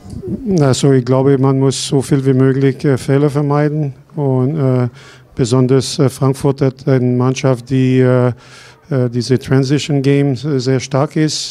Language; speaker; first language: German; non-native, fluent; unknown